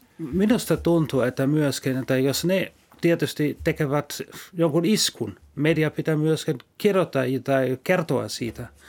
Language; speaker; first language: Finnish; non-native, fluent; German